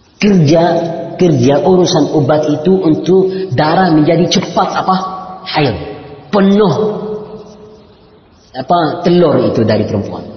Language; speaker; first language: Indonesian; non-native, learner; Arabic